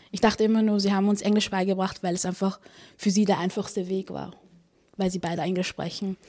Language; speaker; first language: German; native; German